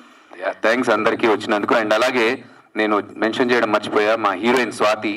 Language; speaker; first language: Telugu; native; Telugu